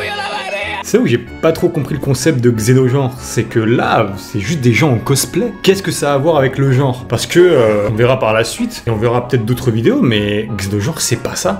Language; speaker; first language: French; native; French